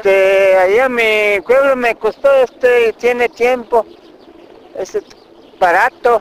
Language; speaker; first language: Spanish; non-native, local second language; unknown